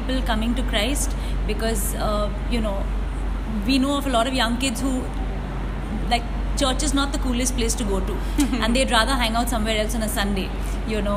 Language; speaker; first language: English; non-native, local second language; Bangla